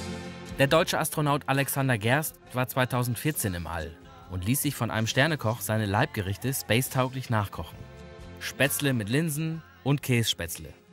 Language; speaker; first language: German; native; German